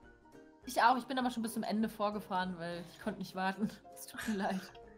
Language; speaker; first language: German; native; German